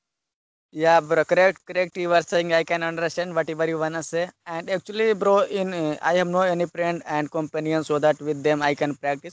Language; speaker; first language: English; non-native, learner; Hindi